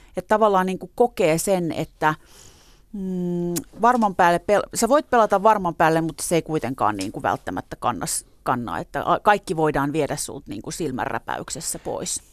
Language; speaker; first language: Finnish; native; Finnish